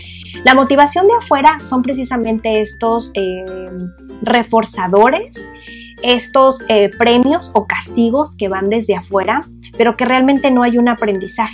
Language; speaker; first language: Spanish; native; Spanish